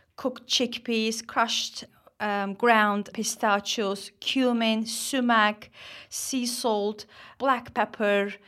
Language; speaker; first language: English; non-native, fluent; Turkish